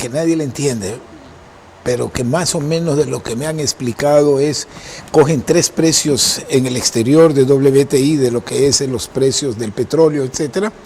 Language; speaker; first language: Spanish; native; Spanish